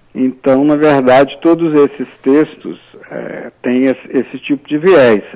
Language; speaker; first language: Portuguese; native; Portuguese